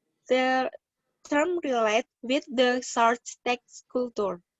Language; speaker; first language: English; non-native, learner; Indonesian